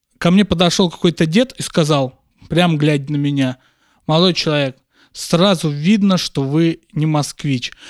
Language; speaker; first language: Russian; native; Russian